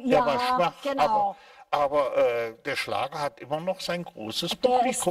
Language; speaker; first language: German; native; German